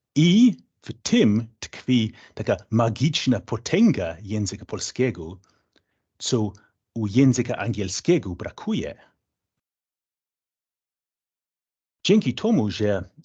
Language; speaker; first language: Polish; non-native, fluent; English